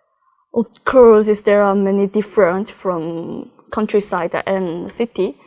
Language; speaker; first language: English; non-native, learner; Korean